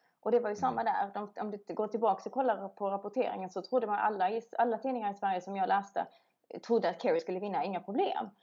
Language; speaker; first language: Swedish; native; Swedish